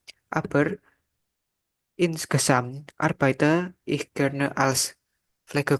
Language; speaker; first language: German; non-native, learner; Indonesian